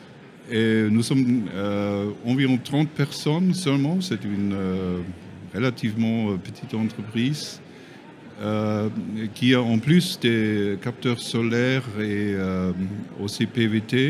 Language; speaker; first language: French; non-native, learner; German